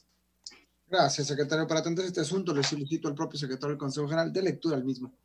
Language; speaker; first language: Spanish; native; Spanish